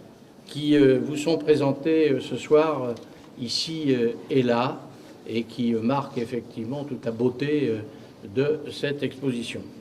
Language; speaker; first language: French; native; French